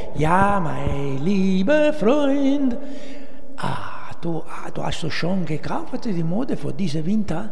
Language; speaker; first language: German; non-native, fluent; Italian